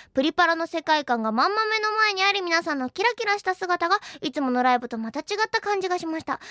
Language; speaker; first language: Japanese; native; Japanese